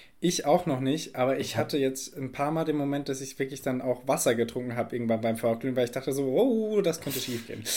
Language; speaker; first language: German; native; German